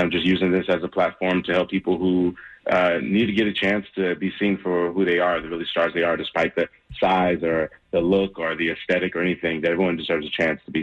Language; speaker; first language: English; native; English